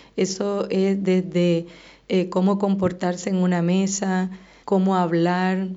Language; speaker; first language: Spanish; native; Spanish